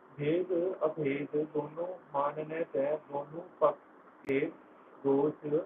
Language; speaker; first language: Hindi; non-native, local second language; Punjabi